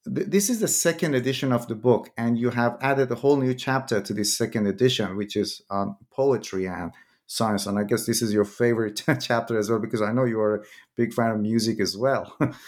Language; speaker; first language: English; non-native, fluent; Persian